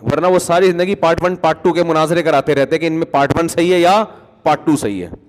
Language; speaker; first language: Urdu; native; Urdu